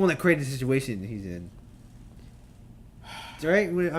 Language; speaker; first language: English; native; English